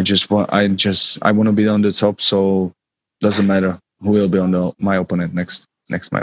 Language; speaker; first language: English; non-native, learner; Czech